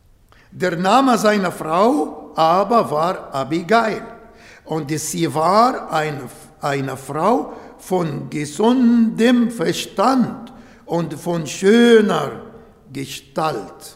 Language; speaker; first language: German; non-native, learner; Arabic